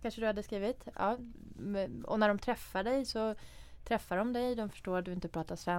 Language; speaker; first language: Swedish; early bilingual, other home language; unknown